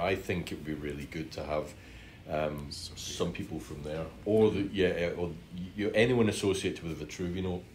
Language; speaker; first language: English; native; English